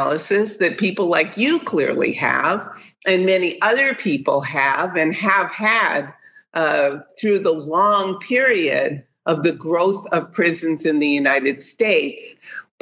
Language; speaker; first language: English; native; English